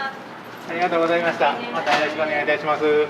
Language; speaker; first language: Japanese; native; Japanese